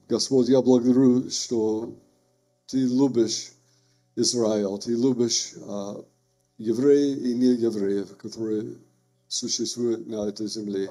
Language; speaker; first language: Russian; non-native, learner; English